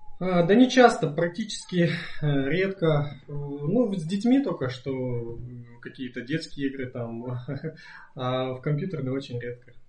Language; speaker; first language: Russian; native; Russian